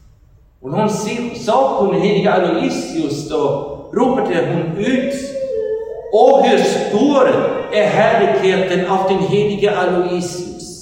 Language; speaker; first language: Swedish; non-native, fluent; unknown